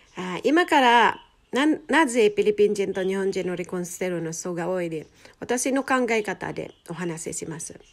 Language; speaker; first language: Japanese; non-native, fluent; Filipino